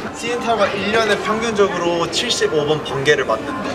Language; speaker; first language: Korean; early bilingual, heritage; Korean